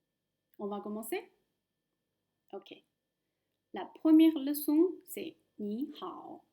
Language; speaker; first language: French; non-native, fluent; Chinese